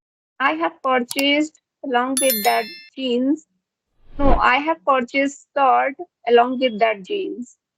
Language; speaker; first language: English; non-native, local second language; Hindi